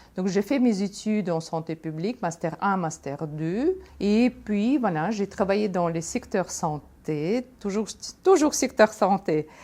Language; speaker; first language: French; non-native, fluent; Russian